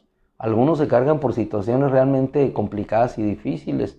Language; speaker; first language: Spanish; native; Spanish